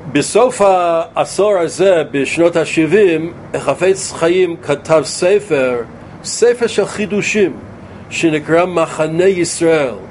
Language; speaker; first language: Hebrew; non-native, fluent; English